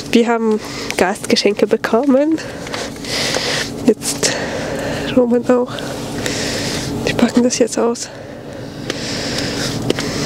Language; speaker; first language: German; early bilingual, other home language; Russian